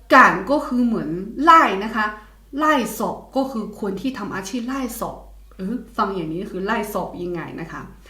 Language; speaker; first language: Thai; non-native, fluent; Chinese